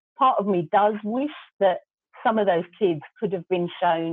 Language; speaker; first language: English; non-native, local second language; Gujarati